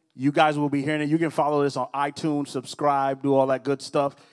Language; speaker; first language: English; early bilingual, other home language; Spanish